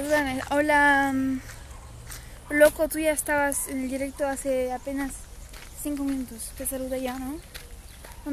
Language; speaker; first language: Spanish; non-native, fluent; Bulgarian